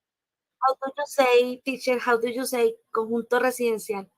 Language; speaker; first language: English; non-native, learner; Spanish